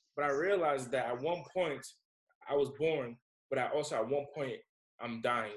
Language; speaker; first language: English; native; English